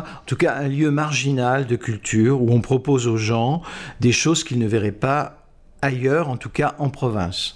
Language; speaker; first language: French; native; French